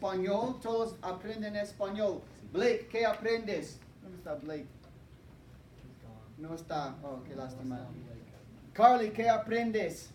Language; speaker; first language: Spanish; non-native, fluent; English